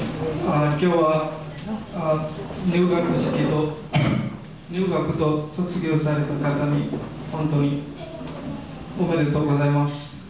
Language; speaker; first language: Japanese; non-native, fluent; Marathi